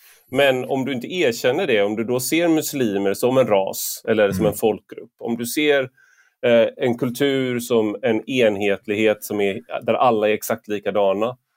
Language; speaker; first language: Swedish; native; Swedish